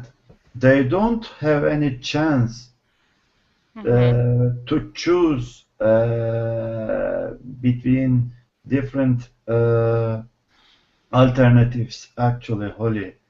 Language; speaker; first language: English; non-native, learner; Turkish